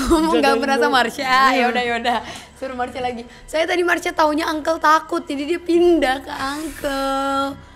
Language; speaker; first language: Indonesian; native; Indonesian